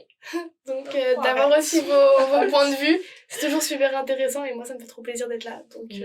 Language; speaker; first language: French; native; French